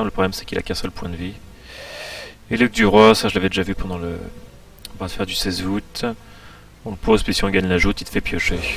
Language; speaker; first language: French; native; French